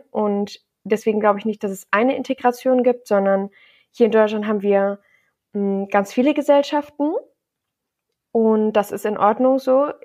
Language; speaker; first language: German; native; German